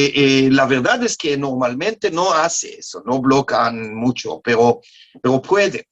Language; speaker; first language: Spanish; non-native, learner; Hebrew